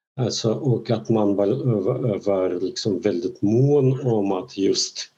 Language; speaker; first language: Swedish; non-native, fluent; Russian